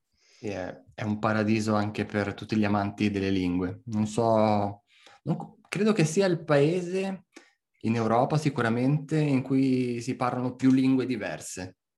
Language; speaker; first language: Italian; native; Italian